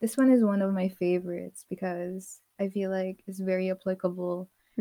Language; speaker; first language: English; non-native, local second language; Filipino